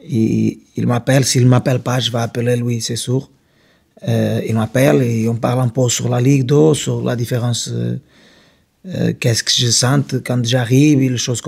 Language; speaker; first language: French; non-native, fluent; Portuguese